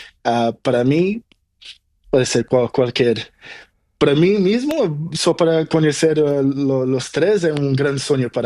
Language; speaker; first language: Spanish; non-native, learner; Portuguese